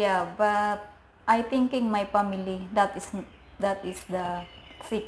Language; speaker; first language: English; non-native, learner; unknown